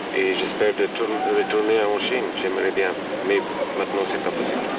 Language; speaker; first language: French; non-native, fluent; English